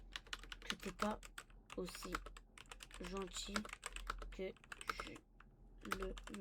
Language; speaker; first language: French; native; French